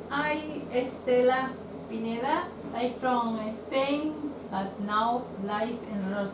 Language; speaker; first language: English; non-native, learner; Spanish